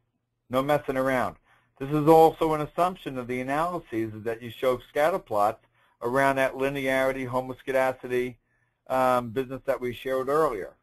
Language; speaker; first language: English; native; English